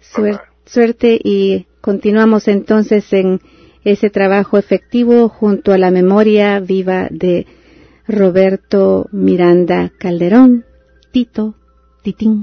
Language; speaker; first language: Spanish; native; Spanish